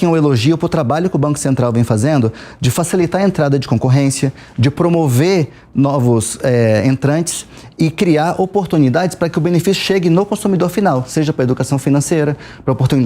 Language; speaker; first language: Portuguese; native; Portuguese